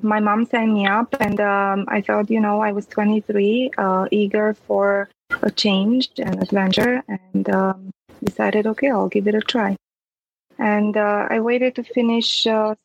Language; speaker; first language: English; non-native, fluent; Romanian